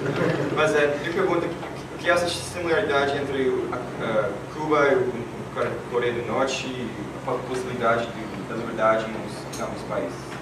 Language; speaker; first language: Portuguese; non-native, learner; English